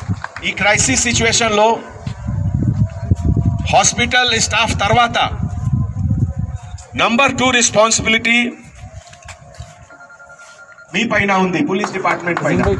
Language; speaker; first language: Telugu; non-native, fluent; Hindi